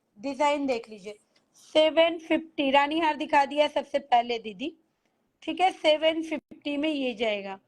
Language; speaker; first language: Hindi; native; Hindi